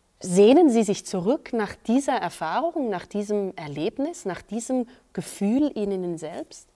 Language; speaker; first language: German; native; German